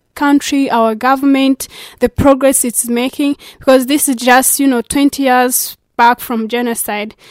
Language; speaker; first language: English; non-native, local second language; Kinyarwanda